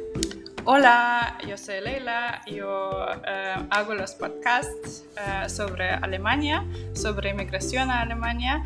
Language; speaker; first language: Spanish; non-native, fluent; Russian